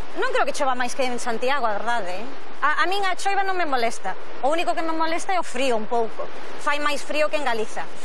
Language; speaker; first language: Galician; native; Galician